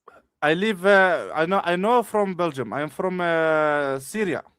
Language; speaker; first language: English; non-native, learner; Arabic